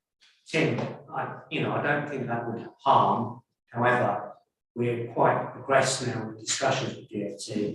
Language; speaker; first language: English; native; English